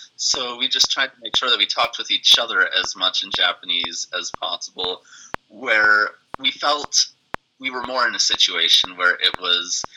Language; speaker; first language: English; native; English